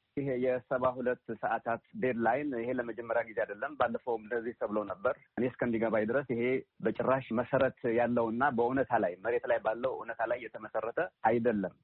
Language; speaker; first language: Amharic; non-native, local second language; Tigrinya